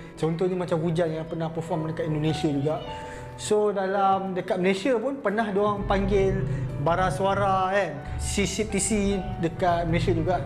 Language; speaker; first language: Malay; native; Malay